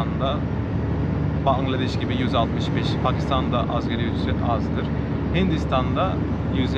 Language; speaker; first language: Turkish; non-native, learner; Bangla